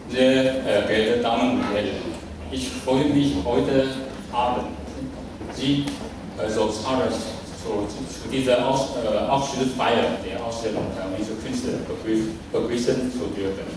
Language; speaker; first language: German; non-native, fluent; Chinese